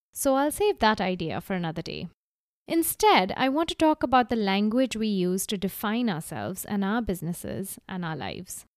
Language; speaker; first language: English; non-native, local second language; Gujarati